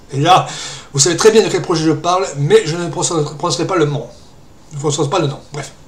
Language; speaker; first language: French; native; French